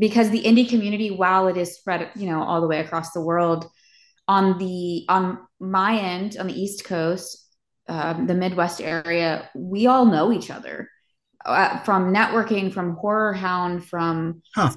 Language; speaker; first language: English; native; English